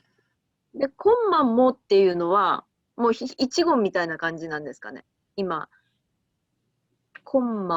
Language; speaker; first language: Japanese; native; Japanese